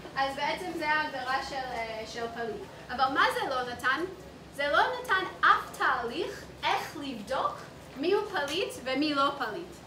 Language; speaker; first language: Hebrew; non-native, fluent; English